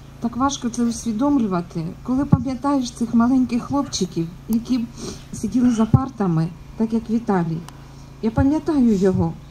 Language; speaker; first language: Ukrainian; native; Ukrainian